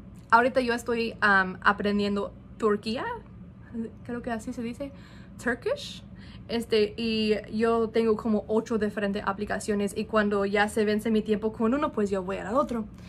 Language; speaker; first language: Spanish; non-native, fluent; English